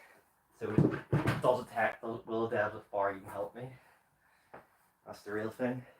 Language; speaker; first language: English; native; English